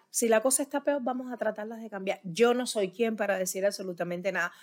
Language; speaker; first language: Spanish; native; Spanish